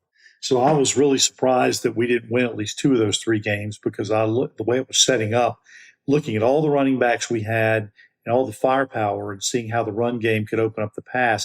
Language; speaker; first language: English; native; English